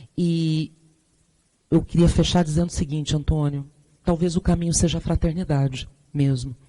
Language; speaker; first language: Portuguese; native; Portuguese